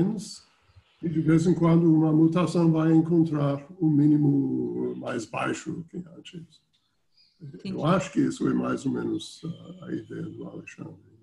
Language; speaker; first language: Portuguese; non-native, fluent; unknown